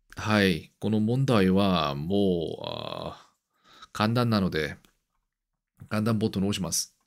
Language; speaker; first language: Japanese; non-native, learner; Korean